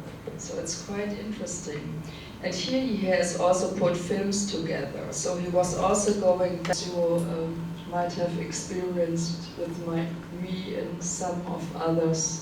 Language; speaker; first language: English; non-native, fluent; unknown